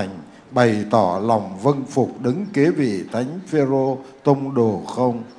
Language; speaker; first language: Vietnamese; native; Vietnamese